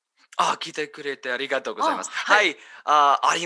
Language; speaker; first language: Japanese; non-native, fluent; English